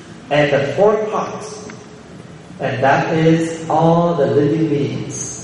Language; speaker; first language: English; non-native, fluent; Vietnamese